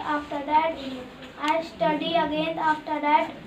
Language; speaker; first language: English; non-native, learner; Hindi